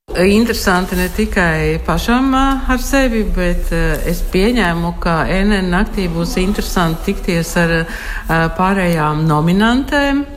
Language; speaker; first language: Latvian; native; Latvian